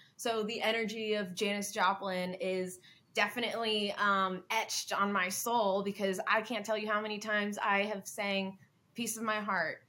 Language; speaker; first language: English; native; English